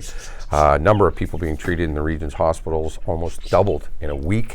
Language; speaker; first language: English; native; English